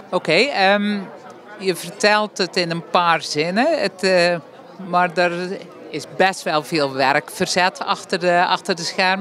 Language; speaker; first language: Dutch; native; Dutch